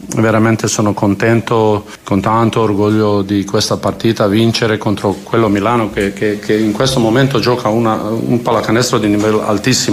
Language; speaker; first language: Italian; non-native, fluent; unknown